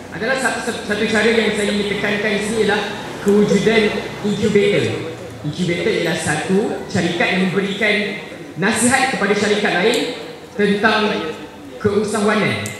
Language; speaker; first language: Malay; native; Malay